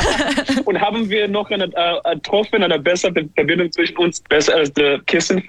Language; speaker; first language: German; non-native, learner; English